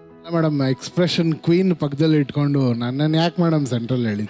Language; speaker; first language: Kannada; native; Kannada